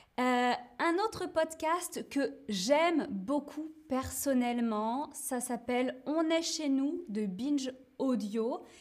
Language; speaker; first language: French; native; French